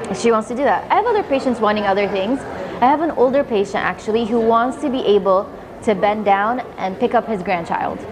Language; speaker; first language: English; early bilingual, other home language; Arabic